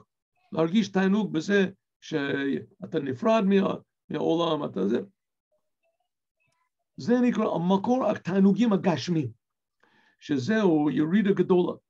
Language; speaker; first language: Hebrew; non-native, fluent; English